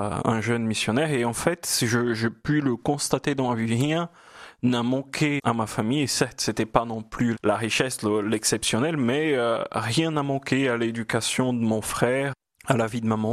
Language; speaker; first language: French; non-native, fluent; Portuguese